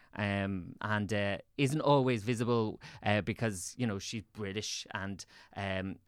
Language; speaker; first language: English; native; English